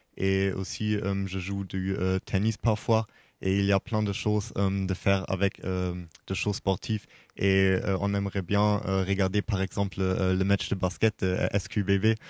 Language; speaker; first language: French; non-native, learner; German